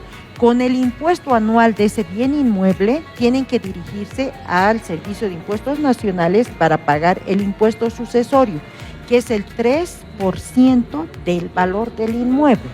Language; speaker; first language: Spanish; native; Spanish